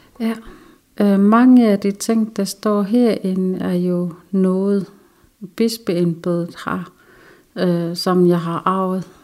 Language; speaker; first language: Danish; non-native, local second language; Kalaallisut